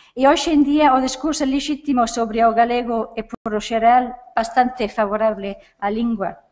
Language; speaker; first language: Galician; non-native, fluent; English